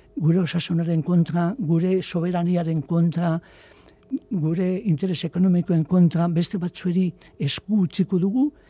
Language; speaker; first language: Basque; native; Basque